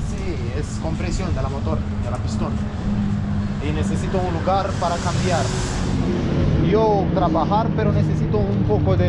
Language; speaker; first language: Spanish; non-native, learner; Romanian